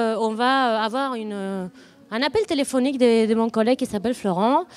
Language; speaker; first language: French; non-native, fluent; Spanish